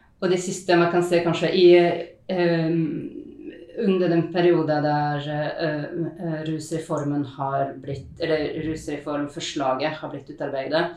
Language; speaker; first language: Norwegian; non-native, fluent; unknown